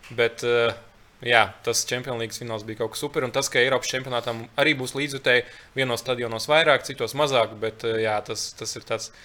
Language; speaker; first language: Latvian; early bilingual, other home language; Lithuanian